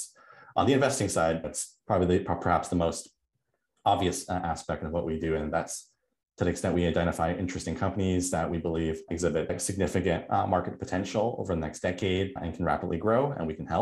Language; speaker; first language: English; native; English